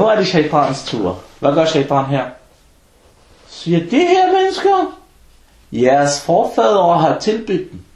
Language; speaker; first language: Danish; early bilingual, other home language; Arabic